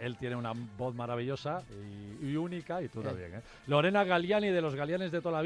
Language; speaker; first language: Spanish; native; Spanish